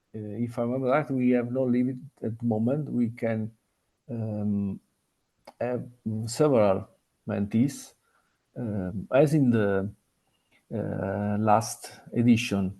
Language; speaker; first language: English; non-native, fluent; Italian